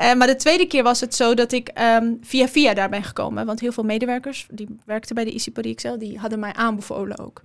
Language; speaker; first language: Dutch; early bilingual, other home language; Persian